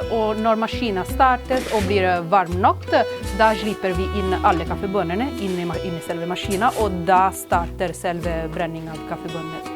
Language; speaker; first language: Norwegian; non-native, fluent; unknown